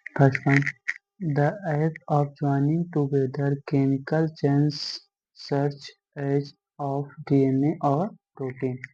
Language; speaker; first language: Hindi; native; Hindi